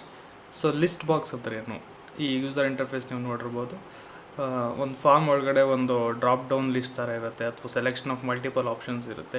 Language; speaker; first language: Kannada; native; Kannada